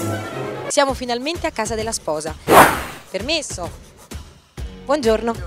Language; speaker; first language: Italian; native; Italian